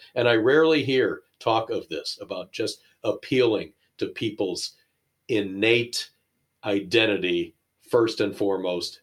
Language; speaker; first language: English; native; English